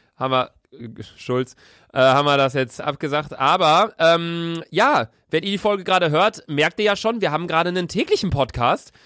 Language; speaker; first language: German; native; German